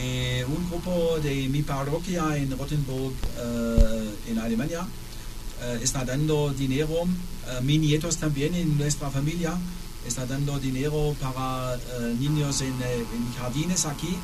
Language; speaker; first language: Spanish; non-native, learner; German